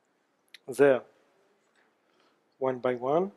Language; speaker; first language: English; non-native, learner; French